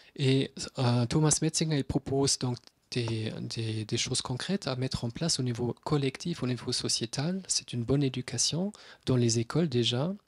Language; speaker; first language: French; non-native, fluent; German